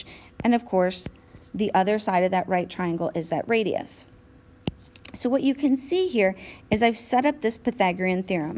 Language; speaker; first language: English; native; English